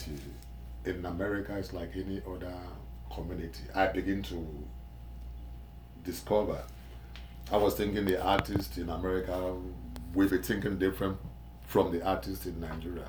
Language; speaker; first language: English; non-native, local second language; Igbo